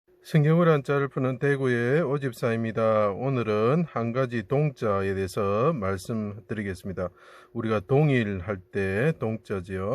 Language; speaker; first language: Korean; native; Korean